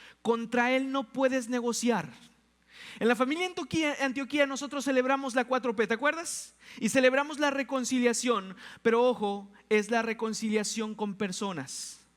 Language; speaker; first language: Spanish; native; Spanish